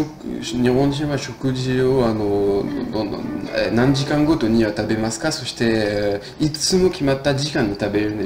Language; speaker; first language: Japanese; non-native, fluent; French